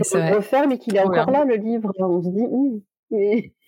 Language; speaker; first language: French; native; French